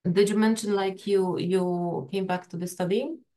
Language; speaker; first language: English; non-native, fluent; Polish